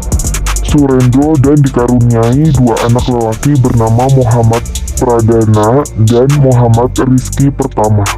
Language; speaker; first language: Indonesian; native; Indonesian